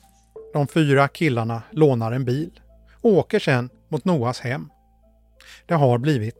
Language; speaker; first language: Swedish; native; Swedish